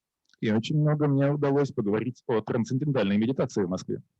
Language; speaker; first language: Russian; native; Russian